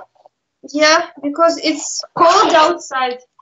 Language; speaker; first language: English; non-native, learner; Russian